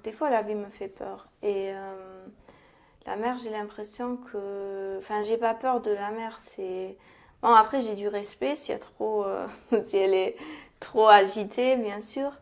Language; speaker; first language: French; non-native, fluent; German